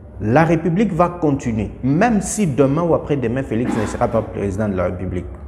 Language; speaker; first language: French; non-native, local second language; Lingala